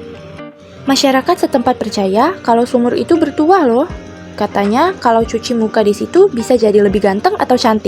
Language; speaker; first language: Indonesian; native; Indonesian